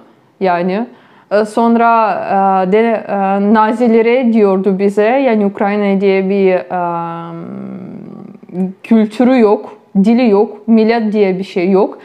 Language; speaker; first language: Turkish; non-native, fluent; Ukrainian